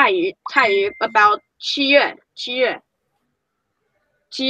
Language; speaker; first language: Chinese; non-native, learner; English